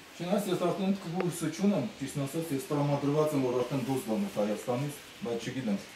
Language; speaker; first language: Armenian; early bilingual, heritage; Armenian